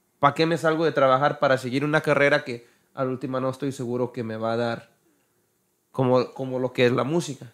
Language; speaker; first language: Spanish; early bilingual, heritage; Spanish